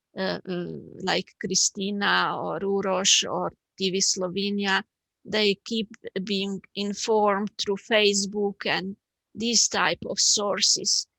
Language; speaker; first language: English; non-native, fluent; Slovenian